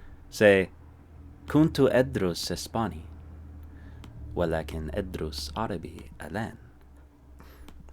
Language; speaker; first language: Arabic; non-native, fluent; English